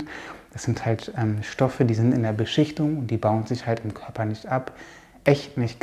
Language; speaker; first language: German; native; German